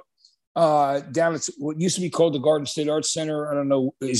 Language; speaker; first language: English; native; English